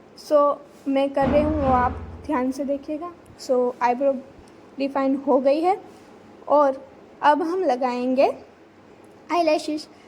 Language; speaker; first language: Hindi; non-native, local second language; Gujarati